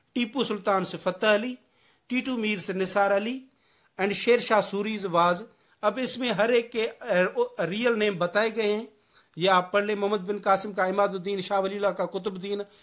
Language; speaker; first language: Urdu; non-native, local second language; Sindhi